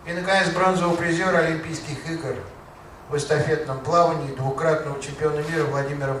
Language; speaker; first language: Russian; native; Russian